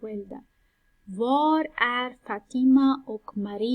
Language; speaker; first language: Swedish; non-native, fluent; Pashto